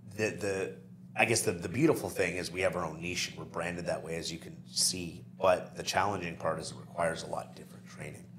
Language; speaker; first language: English; native; English